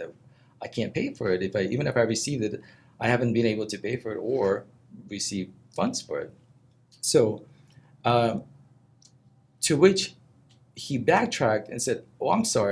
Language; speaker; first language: English; non-native, fluent; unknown